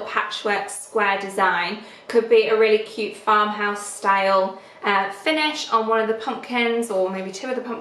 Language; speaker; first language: English; native; English